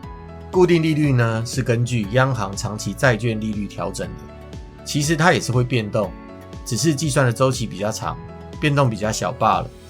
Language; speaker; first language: Chinese; native; Chinese